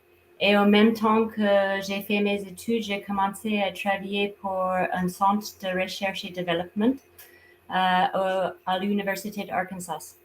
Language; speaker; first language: French; non-native, fluent; English